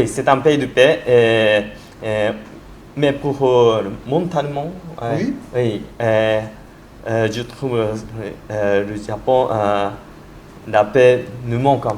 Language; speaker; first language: French; non-native, learner; Japanese